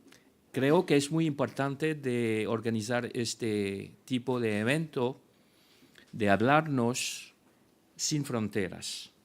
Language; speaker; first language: Spanish; non-native, fluent; French